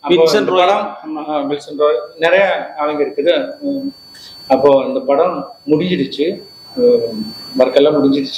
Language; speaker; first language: Tamil; non-native, learner; Malayalam